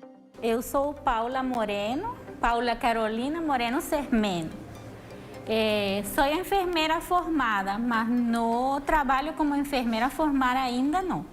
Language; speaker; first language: Portuguese; non-native, learner; Spanish